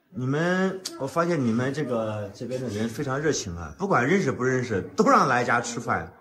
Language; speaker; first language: Chinese; native; Chinese